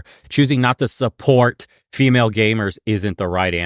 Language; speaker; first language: English; native; English